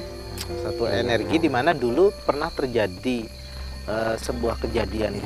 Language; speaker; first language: Indonesian; native; Indonesian